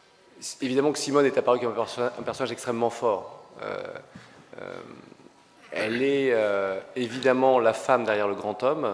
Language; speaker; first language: French; native; French